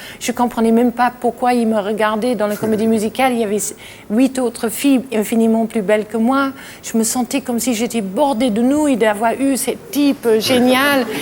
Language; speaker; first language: French; non-native, fluent; English